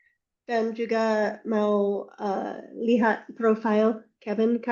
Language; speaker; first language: Indonesian; non-native, learner; English